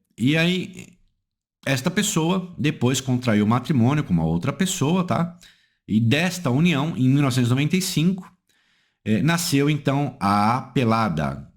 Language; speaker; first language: Portuguese; native; Portuguese